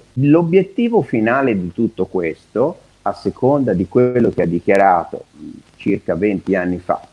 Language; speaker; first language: Italian; native; Italian